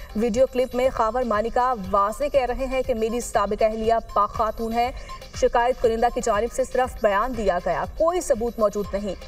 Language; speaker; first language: Urdu; native; Urdu